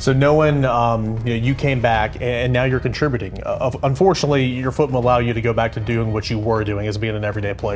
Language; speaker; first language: English; native; English